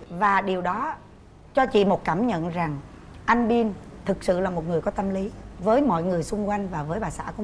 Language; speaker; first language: Vietnamese; native; Vietnamese